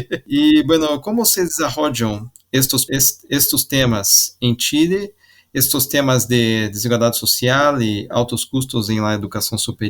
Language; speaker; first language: Portuguese; non-native, learner; Spanish